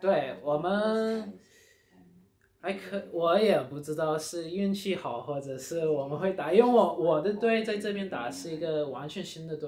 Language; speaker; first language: Chinese; early bilingual, heritage; Chinese